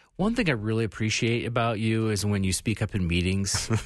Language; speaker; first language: English; native; English